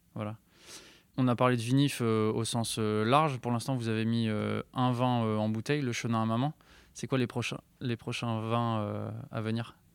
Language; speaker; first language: French; native; French